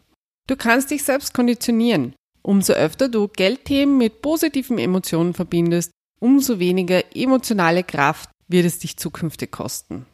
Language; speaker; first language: German; native; German